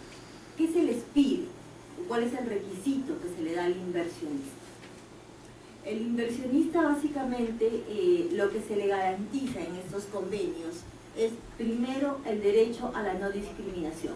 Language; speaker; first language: Spanish; native; Spanish